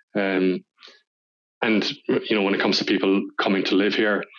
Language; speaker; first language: English; native; English